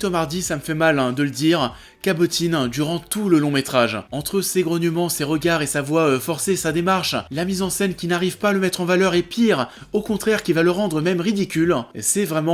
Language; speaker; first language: French; native; French